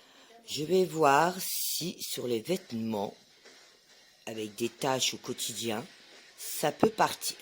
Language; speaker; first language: French; native; French